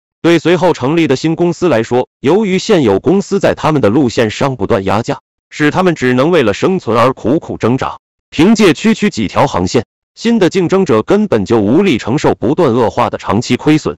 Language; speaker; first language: Chinese; native; Chinese